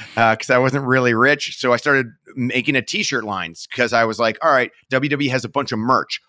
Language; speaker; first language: English; native; English